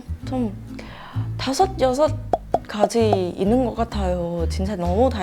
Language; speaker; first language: Korean; non-native, fluent; Thai